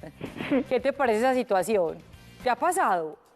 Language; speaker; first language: Spanish; native; Spanish